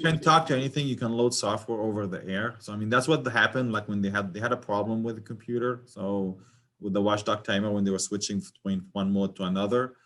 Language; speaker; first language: English; non-native, fluent; Arabic